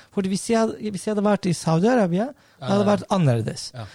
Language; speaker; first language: Norwegian; non-native, fluent; Turkish